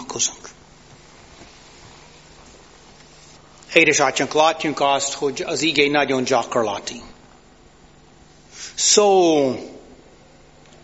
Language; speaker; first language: Hungarian; non-native, fluent; English